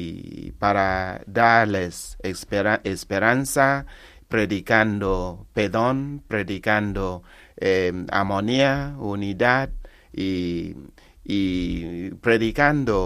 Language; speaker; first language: Spanish; non-native, learner; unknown